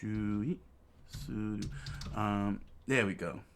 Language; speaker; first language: Japanese; non-native, learner; English